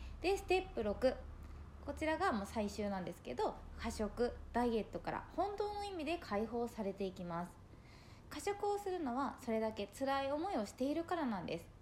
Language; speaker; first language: Japanese; native; Japanese